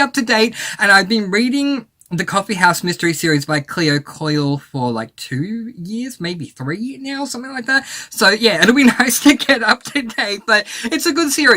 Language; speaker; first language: English; native; English